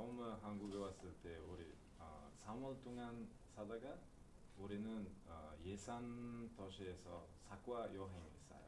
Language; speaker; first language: Korean; non-native, learner; Uzbek